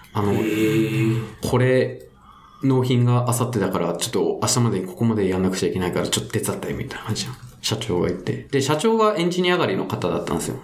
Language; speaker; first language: Japanese; native; Japanese